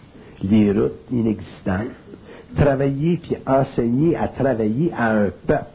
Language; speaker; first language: French; native; French